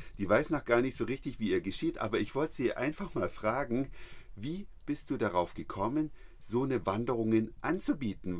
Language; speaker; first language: German; native; German